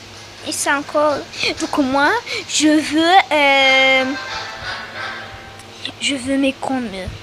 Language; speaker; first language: French; non-native, learner; Arabic